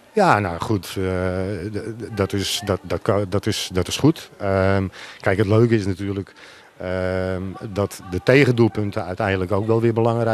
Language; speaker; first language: Dutch; native; Dutch